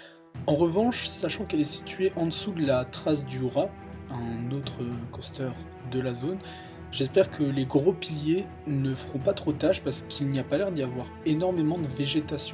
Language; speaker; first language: French; native; French